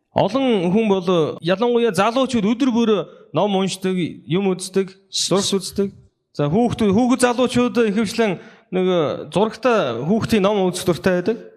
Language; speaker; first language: Mongolian; non-native, fluent; Korean